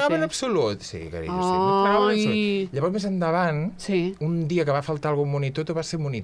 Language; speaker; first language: Catalan; native; Catalan